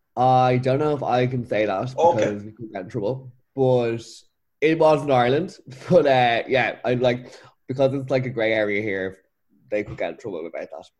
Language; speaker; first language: English; native; English